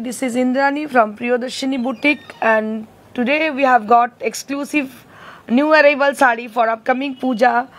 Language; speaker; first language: Hindi; non-native, local second language; Bangla